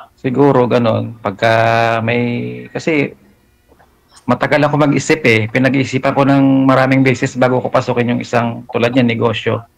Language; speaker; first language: Filipino; non-native, local second language; Hiligaynon